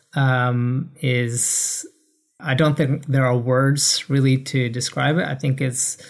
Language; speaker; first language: English; native; English